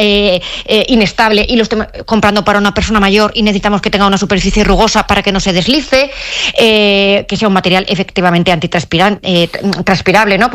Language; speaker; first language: Spanish; native; Spanish